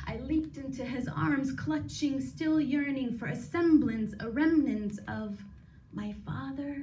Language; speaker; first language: English; native; English